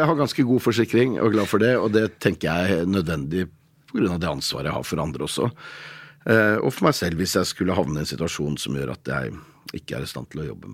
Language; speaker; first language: Norwegian; native; Norwegian